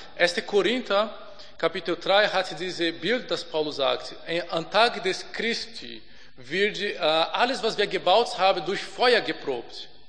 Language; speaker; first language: German; non-native, fluent; Portuguese